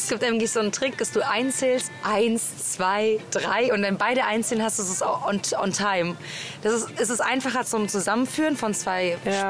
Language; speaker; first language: German; native; German